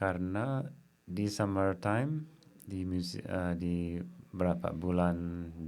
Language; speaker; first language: Indonesian; non-native, fluent; English